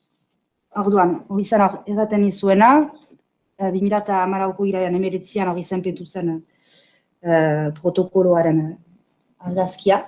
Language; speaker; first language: Basque; native; Basque